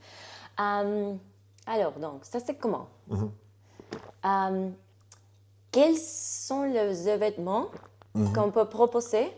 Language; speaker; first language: French; non-native, fluent; Spanish